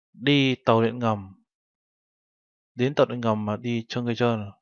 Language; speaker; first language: Vietnamese; native; Vietnamese